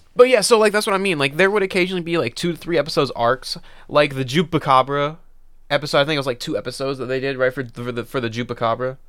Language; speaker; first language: English; early bilingual, other home language; Filipino